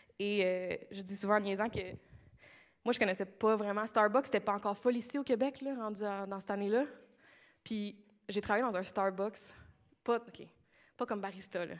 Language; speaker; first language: French; native; French